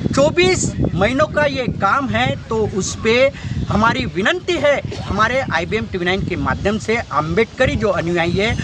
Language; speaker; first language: Hindi; non-native, local second language; Marathi